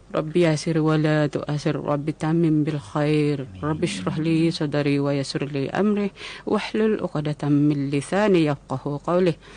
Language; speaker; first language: Malay; non-native, local second language; Central Dusun